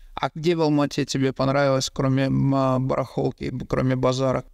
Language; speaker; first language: Russian; non-native, local second language; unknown